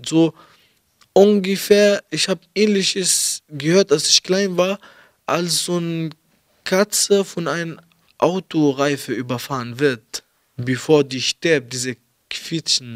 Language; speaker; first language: German; early bilingual, other home language; Arabic